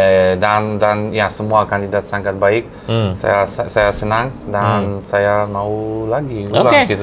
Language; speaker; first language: Indonesian; non-native, fluent; Polish